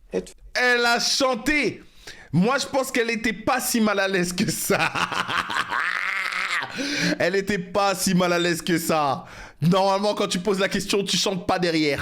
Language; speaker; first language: French; native; French